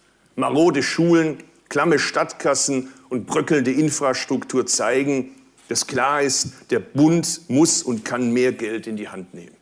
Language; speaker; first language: German; early bilingual, other home language; Turkish